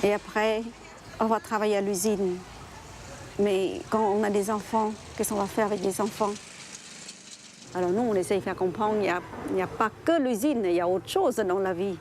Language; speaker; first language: French; non-native, fluent; Khmer